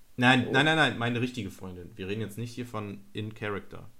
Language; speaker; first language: German; native; German